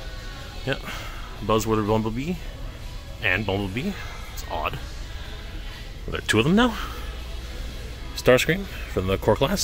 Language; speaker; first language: English; native; English